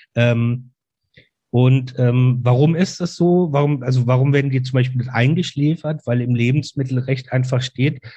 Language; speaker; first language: German; native; German